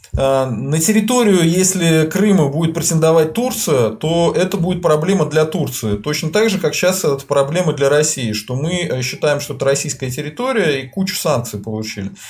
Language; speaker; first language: Russian; native; Russian